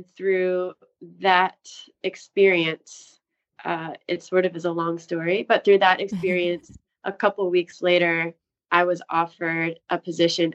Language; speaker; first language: English; native; English